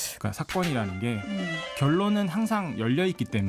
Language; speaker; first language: Korean; native; Korean